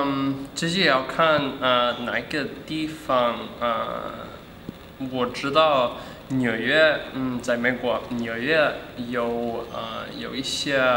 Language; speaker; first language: Chinese; non-native, learner; English